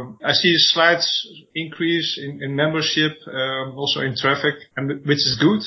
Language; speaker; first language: English; non-native, fluent; Dutch